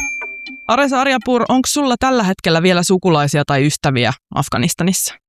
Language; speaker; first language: Finnish; native; Finnish